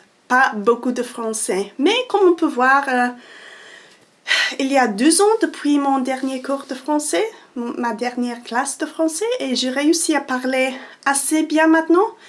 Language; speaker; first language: French; non-native, fluent; English